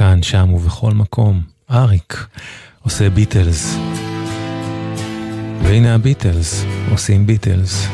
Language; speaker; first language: Hebrew; native; Hebrew